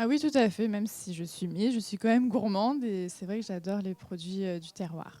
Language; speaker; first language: French; native; French